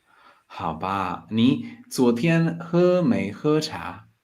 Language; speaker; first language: Chinese; non-native, learner; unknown